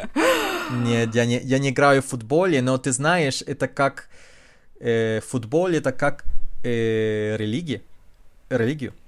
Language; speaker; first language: Russian; non-native, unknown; Spanish